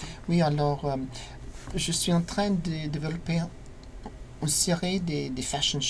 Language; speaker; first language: French; non-native, learner; English